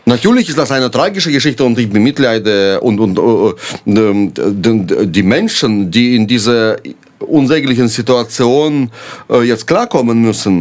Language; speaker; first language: German; non-native, fluent; Russian